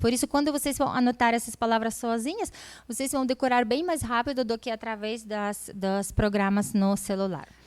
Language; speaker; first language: Portuguese; non-native, fluent; Russian